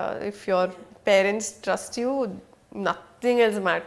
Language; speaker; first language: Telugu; non-native, local second language; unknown